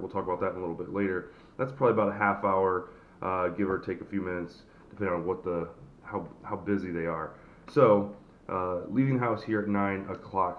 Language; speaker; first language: English; native; English